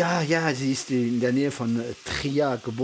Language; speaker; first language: German; early bilingual, heritage; French